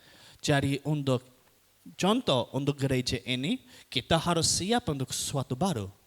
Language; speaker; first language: Indonesian; non-native, fluent; English